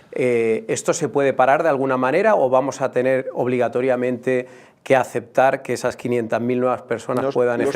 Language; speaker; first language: Spanish; native; Spanish